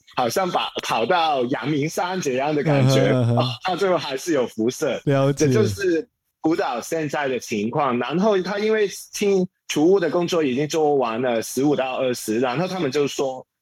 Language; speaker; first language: Chinese; non-native, local second language; Cantonese